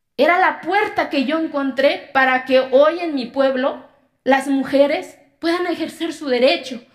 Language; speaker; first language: Spanish; non-native, local second language; Zapotec